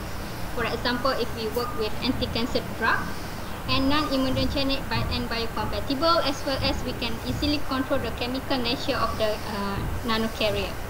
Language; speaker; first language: English; non-native, local second language; Malay